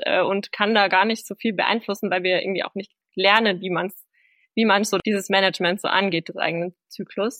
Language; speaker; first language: German; native; German